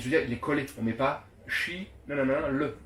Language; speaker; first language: French; native; French